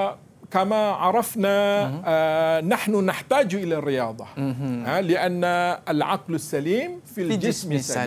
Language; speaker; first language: Arabic; non-native, fluent; Malay